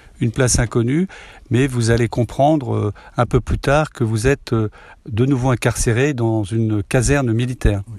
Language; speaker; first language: French; native; French